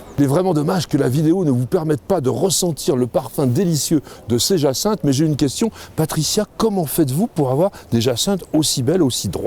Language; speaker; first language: French; native; French